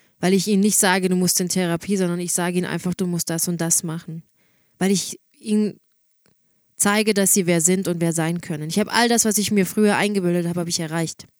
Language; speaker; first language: German; native; German